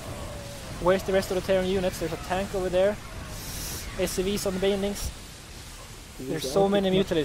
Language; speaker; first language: English; non-native, fluent; Swedish